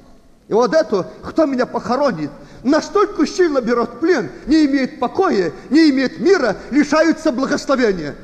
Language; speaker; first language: Russian; native; Russian